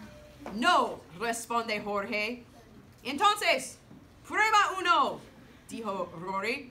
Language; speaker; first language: Spanish; non-native, learner; English